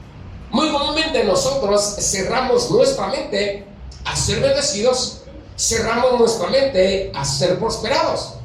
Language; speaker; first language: Spanish; native; Spanish